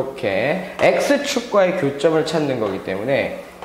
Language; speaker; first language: Korean; native; Korean